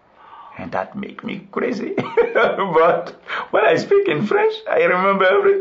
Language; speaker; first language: English; non-native, local second language; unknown